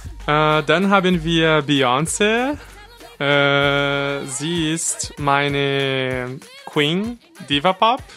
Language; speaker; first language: German; non-native, fluent; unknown